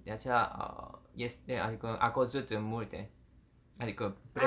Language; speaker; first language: Romanian; non-native, learner; Korean